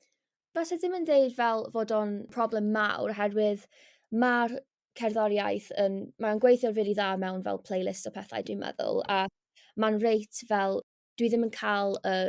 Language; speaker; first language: Welsh; non-native, local second language; English